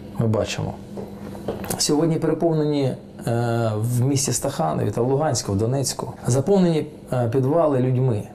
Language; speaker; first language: Ukrainian; non-native, local second language; Russian